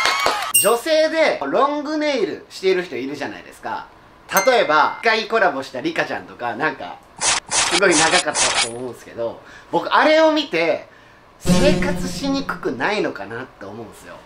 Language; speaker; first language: Japanese; native; Japanese